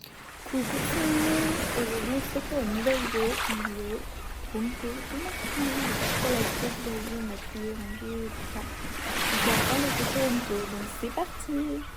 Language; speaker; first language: French; native; French